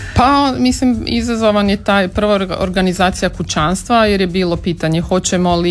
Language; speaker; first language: Serbian; native; Serbian